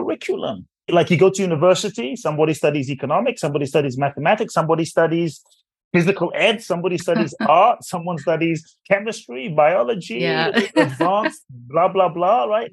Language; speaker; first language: English; native; English